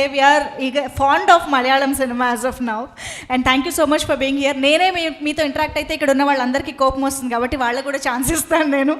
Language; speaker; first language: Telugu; native; Telugu